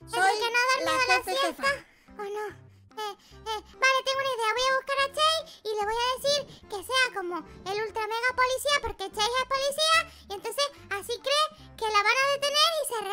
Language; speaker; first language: Spanish; native; Spanish